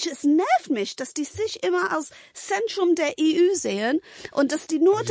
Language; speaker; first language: German; non-native, fluent; English